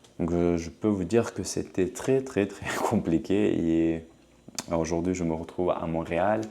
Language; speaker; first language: French; non-native, fluent; Ukrainian